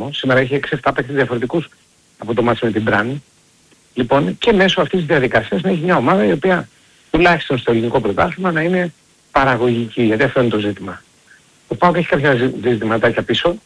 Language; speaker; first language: Greek; native; Greek